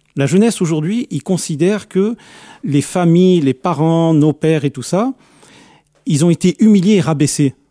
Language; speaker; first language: French; early bilingual, other home language; Arabic